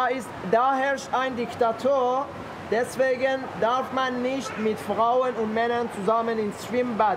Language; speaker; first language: German; non-native, learner; Persian